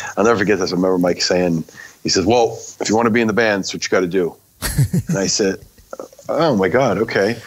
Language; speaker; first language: English; native; English